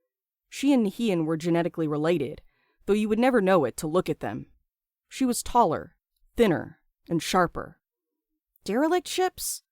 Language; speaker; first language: English; native; English